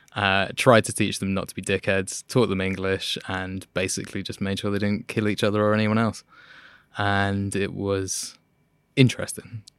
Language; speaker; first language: English; native; English